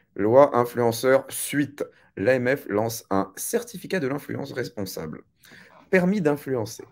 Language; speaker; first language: French; native; French